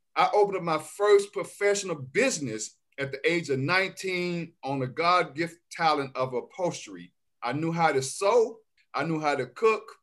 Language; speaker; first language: English; native; English